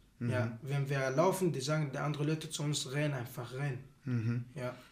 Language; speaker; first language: German; non-native, learner; Arabic